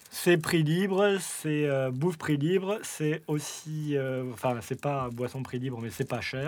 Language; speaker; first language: French; native; French